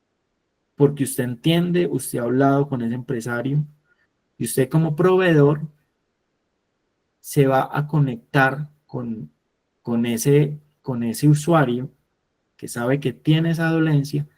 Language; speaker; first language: Spanish; native; Spanish